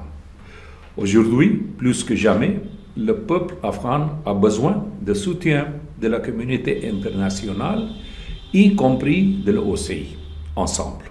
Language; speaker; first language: French; non-native, fluent; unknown